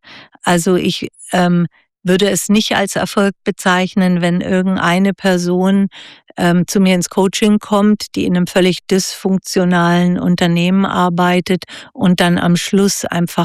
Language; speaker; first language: German; native; German